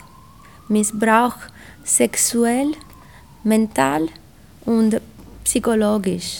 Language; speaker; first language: German; non-native, learner; Italian